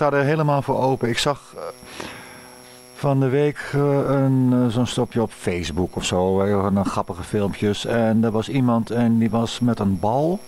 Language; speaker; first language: Dutch; native; Dutch